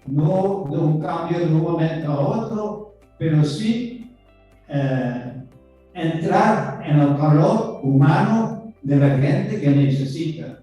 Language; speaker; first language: Spanish; non-native, fluent; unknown